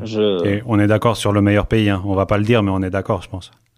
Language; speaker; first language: French; native; French